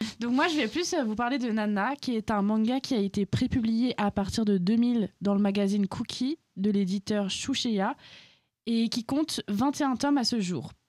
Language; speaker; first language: French; native; French